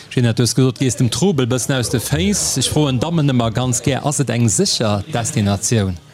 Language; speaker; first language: Luxembourgish; early bilingual, other home language; Italian